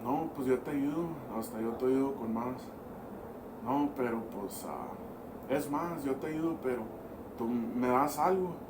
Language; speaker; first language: Spanish; early bilingual, heritage; Spanish